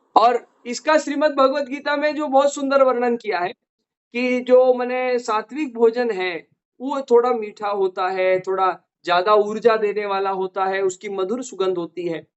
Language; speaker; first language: Hindi; non-native, local second language; Marathi